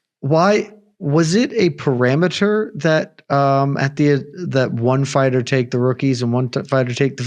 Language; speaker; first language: English; native; English